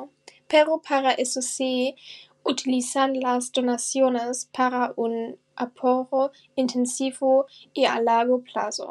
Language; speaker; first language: Spanish; non-native, learner; German